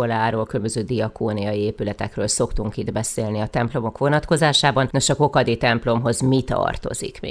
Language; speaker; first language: Hungarian; native; Hungarian